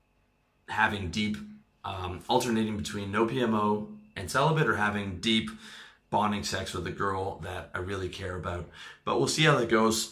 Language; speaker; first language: English; native; English